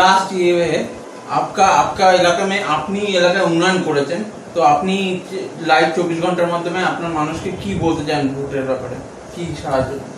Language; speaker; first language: Hindi; non-native, local second language; Bangla